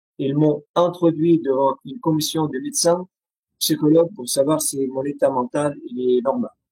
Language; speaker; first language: French; non-native, fluent; Arabic